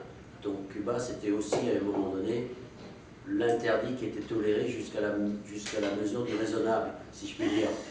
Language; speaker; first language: French; native; French